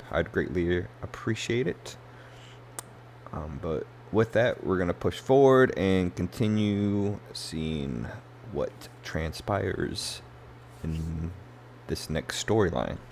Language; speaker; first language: English; native; English